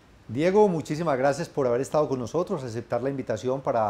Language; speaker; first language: Spanish; native; Spanish